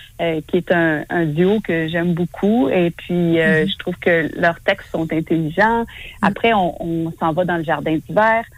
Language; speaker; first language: French; native; French